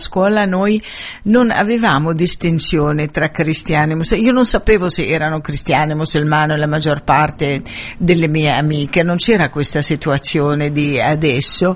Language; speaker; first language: Italian; non-native, fluent; Arabic